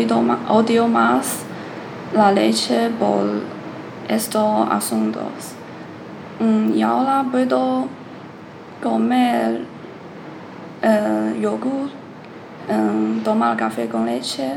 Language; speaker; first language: Spanish; non-native, learner; Chinese